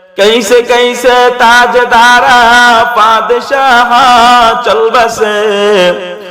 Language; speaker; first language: Urdu; non-native, fluent; Bangla